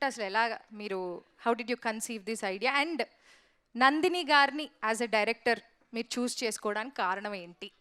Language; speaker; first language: Telugu; native; Telugu